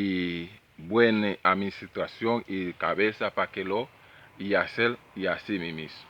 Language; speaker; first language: Spanish; non-native, learner; Haitian Creole